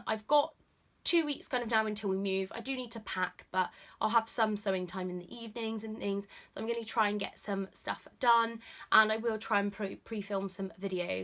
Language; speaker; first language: English; native; English